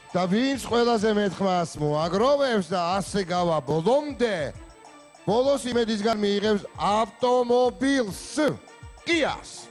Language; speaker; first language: Georgian; native; Georgian